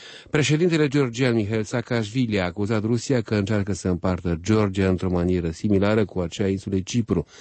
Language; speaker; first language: Romanian; native; Romanian